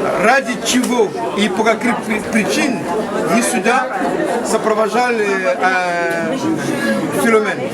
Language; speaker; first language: Russian; non-native, learner; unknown